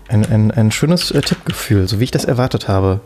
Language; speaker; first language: German; native; German